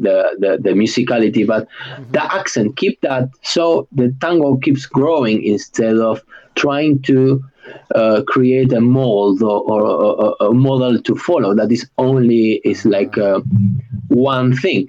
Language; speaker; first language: English; non-native, fluent; Spanish